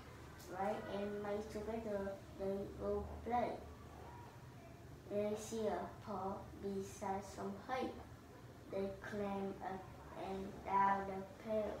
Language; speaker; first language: English; non-native, learner; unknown